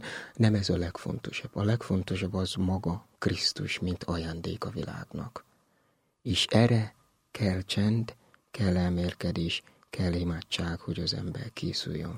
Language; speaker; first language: Hungarian; non-native, learner; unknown